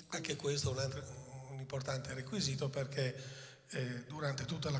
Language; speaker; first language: Italian; native; Italian